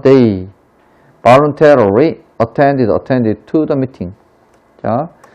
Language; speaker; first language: English; non-native, fluent; Korean